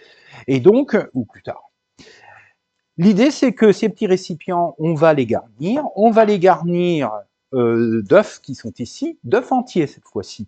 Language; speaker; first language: French; native; French